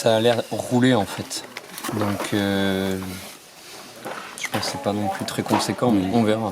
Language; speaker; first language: French; native; French